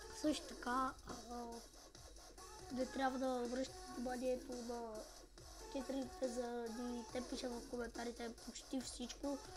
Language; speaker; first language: Bulgarian; non-native, local second language; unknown